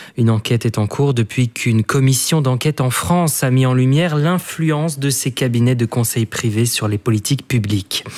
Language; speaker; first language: French; native; French